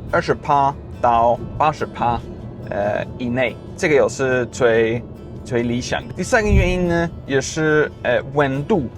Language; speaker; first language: Chinese; non-native, fluent; Swedish